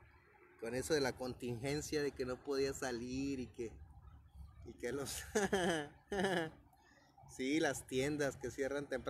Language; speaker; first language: Spanish; native; Spanish